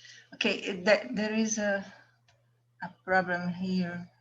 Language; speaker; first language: English; non-native, learner; Portuguese